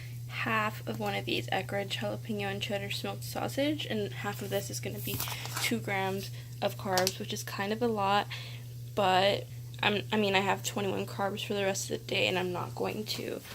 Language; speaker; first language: English; native; English